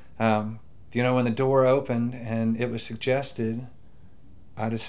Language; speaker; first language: English; native; English